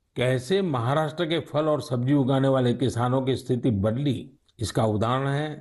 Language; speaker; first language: Hindi; native; Hindi